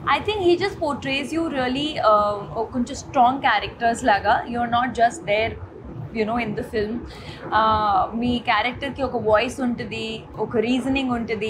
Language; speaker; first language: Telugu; non-native, fluent; Hindi